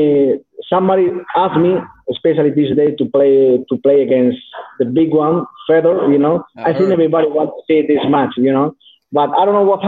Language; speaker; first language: English; non-native, learner; Spanish